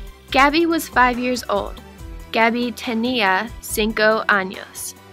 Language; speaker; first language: Spanish; non-native, learner; English